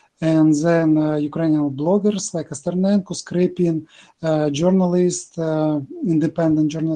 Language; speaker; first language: English; non-native, learner; Ukrainian